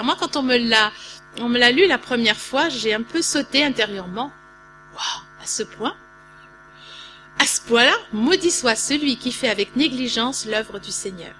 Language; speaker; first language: French; native; French